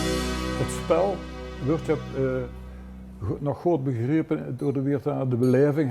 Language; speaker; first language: Dutch; native; Dutch